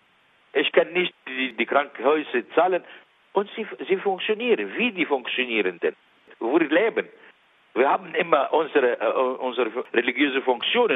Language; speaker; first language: German; non-native, learner; Arabic